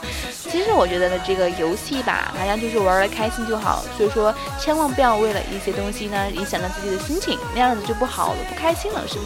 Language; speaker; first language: Chinese; native; Chinese